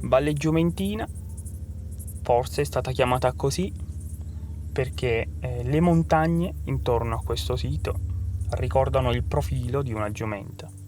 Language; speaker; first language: Italian; native; Italian